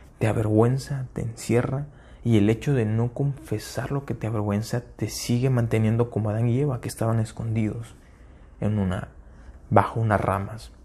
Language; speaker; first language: Spanish; early bilingual, heritage; Spanish